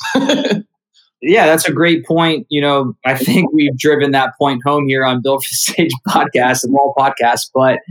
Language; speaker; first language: English; native; English